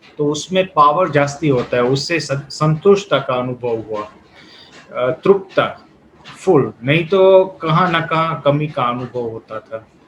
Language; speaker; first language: Hindi; non-native, fluent; Gujarati